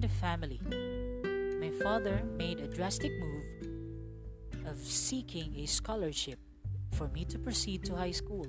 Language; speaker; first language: English; non-native, local second language; Cebuano